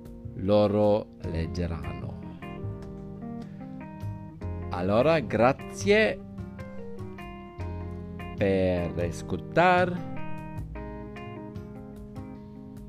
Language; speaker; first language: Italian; non-native, fluent; English